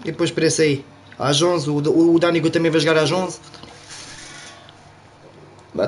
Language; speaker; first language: Portuguese; native; Portuguese